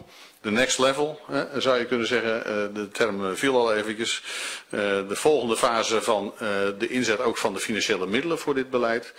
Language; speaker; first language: Dutch; native; Dutch